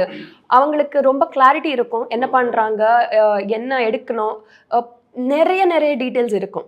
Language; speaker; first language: Tamil; non-native, learner; Telugu